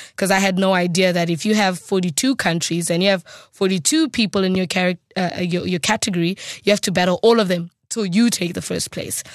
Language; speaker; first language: English; non-native, local second language; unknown